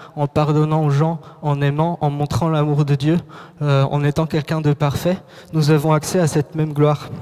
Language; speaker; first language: French; native; French